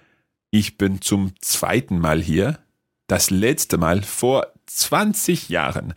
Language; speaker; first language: German; non-native, learner; English